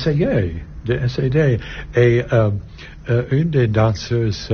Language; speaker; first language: French; non-native, learner; English